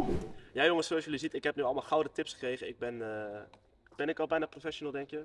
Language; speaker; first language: Dutch; native; Dutch